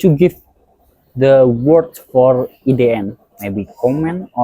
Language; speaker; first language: English; non-native, learner; Indonesian